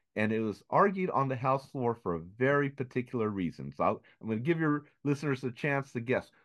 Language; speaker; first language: English; native; English